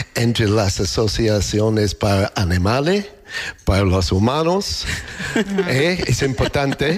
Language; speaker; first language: Spanish; non-native, fluent; English